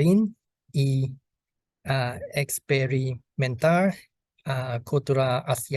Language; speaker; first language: Spanish; non-native, learner; Chinese